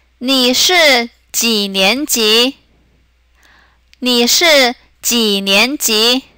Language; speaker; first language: Chinese; non-native, fluent; Korean